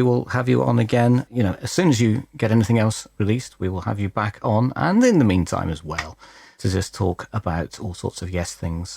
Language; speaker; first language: English; native; English